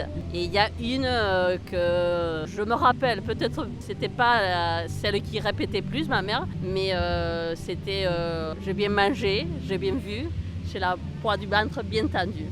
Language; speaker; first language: French; early bilingual, heritage; Spanish